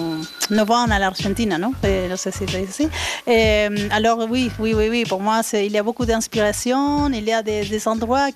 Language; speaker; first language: French; non-native, learner; Spanish